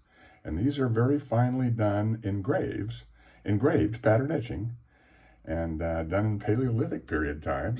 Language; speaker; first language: English; native; English